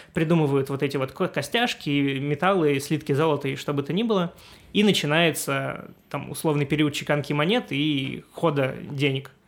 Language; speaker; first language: Russian; native; Russian